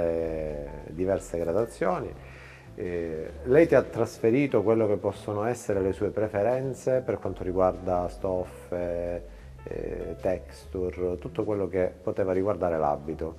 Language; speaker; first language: Italian; native; Italian